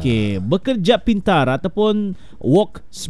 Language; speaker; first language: Malay; native; Malay